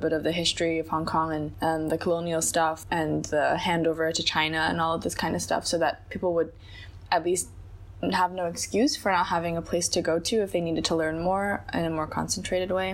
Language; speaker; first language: English; non-native, local second language; Chinese